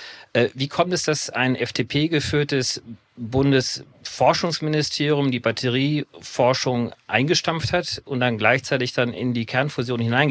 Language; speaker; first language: German; native; German